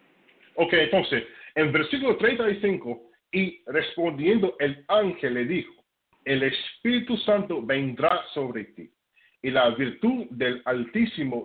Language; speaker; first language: Spanish; non-native, fluent; English